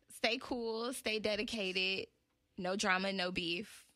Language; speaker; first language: English; native; English